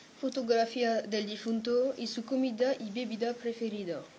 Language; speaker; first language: Spanish; non-native, learner; French